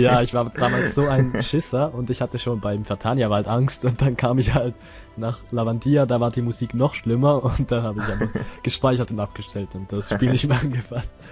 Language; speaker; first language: German; native; German